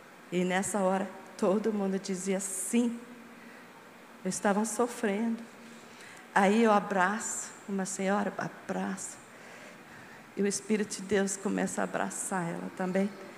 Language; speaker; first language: Portuguese; non-native, fluent; English